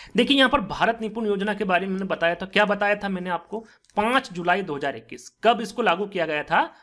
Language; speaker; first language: Hindi; native; Hindi